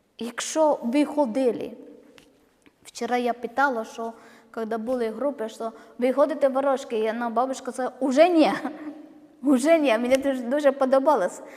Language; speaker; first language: Ukrainian; non-native, learner; Malayalam